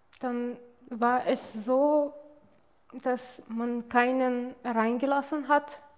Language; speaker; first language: German; non-native, fluent; Bulgarian